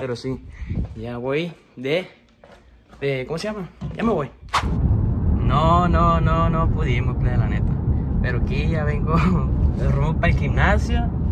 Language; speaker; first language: Spanish; early bilingual, heritage; Spanish